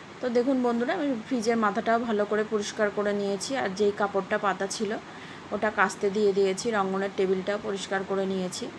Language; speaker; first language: Bangla; native; Bangla